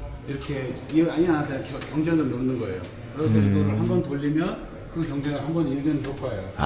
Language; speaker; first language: Korean; non-native, fluent; Mongolian